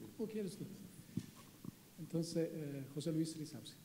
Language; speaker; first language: Spanish; non-native, fluent; Italian